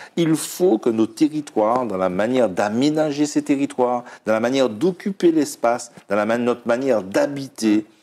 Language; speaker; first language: French; native; French